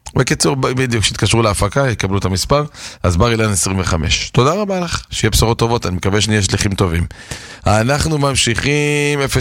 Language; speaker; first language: Hebrew; native; Hebrew